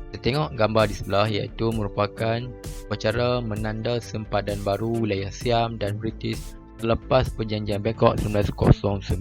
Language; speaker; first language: Malay; native; Malay